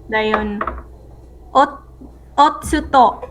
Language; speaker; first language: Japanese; non-native, learner; Cebuano